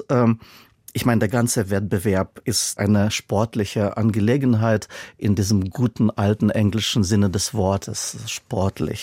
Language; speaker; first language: German; non-native, fluent; Russian